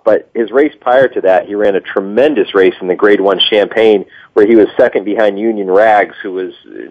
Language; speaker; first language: English; native; English